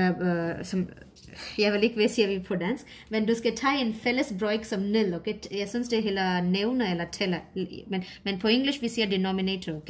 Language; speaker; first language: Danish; non-native, fluent; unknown